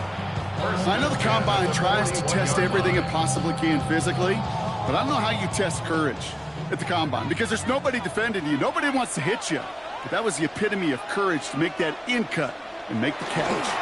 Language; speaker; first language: English; native; English